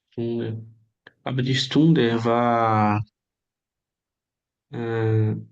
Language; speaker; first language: German; non-native, learner; Portuguese